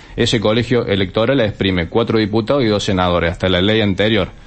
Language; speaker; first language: Spanish; native; Spanish